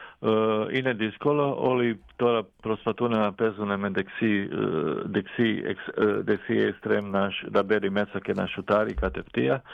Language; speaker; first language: Greek; non-native, fluent; Croatian